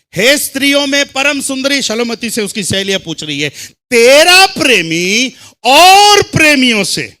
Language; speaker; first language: Hindi; non-native, local second language; Telugu